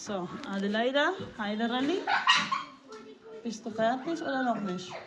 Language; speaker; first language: German; non-native, learner; Filipino